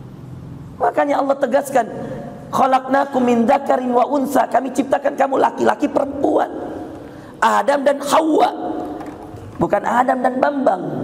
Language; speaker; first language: Indonesian; native; Indonesian